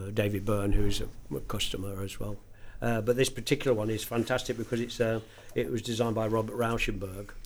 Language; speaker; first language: English; native; English